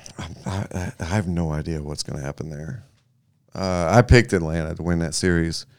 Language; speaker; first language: English; native; English